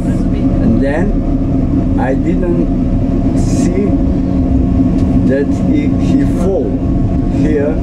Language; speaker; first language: English; non-native, learner; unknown